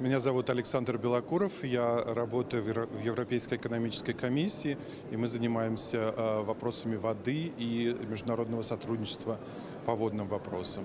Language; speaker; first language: Russian; native; Russian